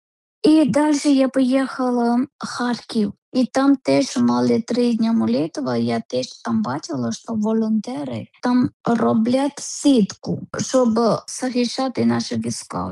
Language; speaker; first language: Ukrainian; non-native, learner; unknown